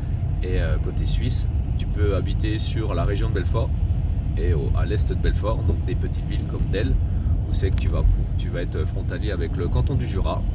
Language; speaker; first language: French; native; French